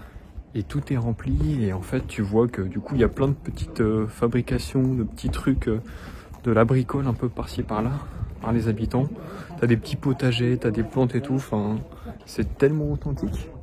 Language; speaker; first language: French; native; French